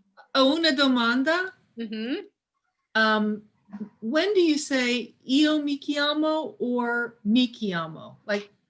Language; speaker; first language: Italian; non-native, learner; English